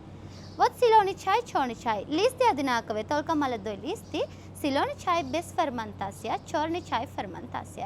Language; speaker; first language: Russian; non-native, learner; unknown